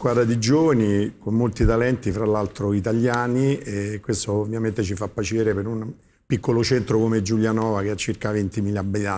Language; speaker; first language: Italian; native; Italian